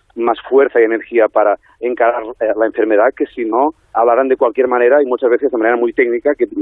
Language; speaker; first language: Spanish; native; Spanish